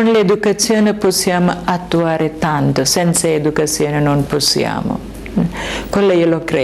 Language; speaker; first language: Italian; non-native, learner; Malayalam